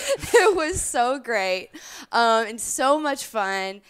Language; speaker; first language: English; native; English